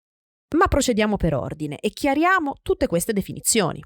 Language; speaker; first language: Italian; native; Italian